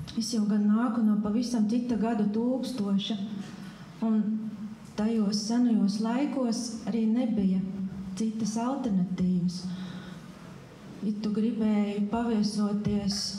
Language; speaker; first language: Latvian; native; Latvian